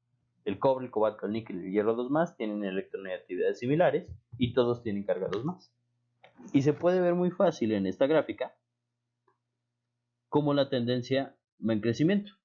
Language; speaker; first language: Spanish; native; Spanish